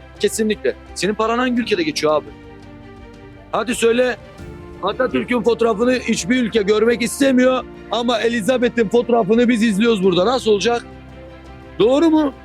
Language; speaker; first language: Turkish; native; Turkish